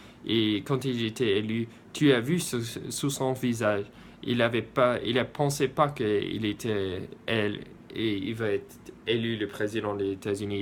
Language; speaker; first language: French; non-native, learner; English